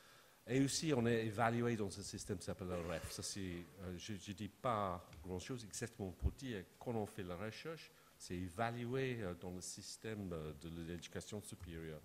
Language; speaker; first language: French; non-native, fluent; English